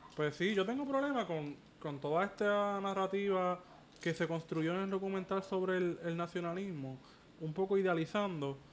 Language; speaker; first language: Spanish; native; Spanish